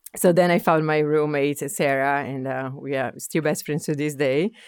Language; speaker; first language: English; non-native, fluent; Portuguese